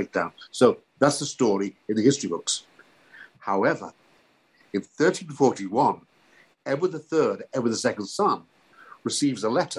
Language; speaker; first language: English; native; English